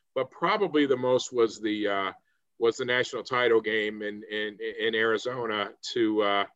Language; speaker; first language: English; native; English